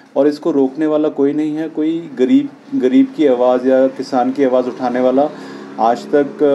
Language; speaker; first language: Hindi; native; Hindi